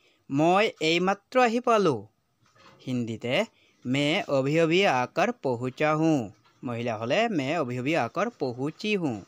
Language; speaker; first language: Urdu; non-native, local second language; Assamese